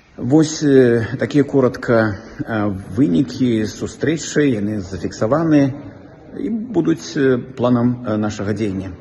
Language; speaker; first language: Belarusian; native; Belarusian